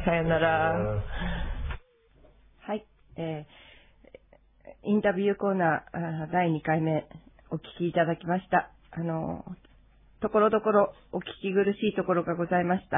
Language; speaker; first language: Japanese; native; Japanese